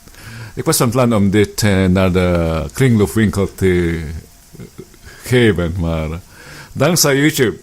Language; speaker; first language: Dutch; non-native, fluent; Filipino